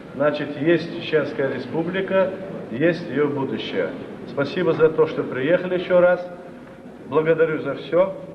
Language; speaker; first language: Russian; non-native, local second language; Chechen